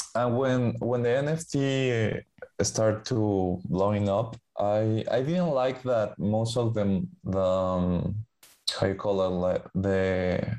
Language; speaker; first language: English; non-native, fluent; Spanish